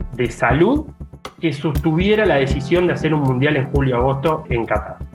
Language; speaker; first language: Spanish; native; Spanish